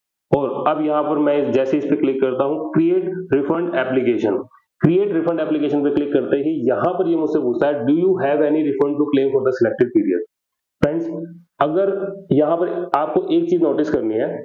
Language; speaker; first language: Hindi; native; Hindi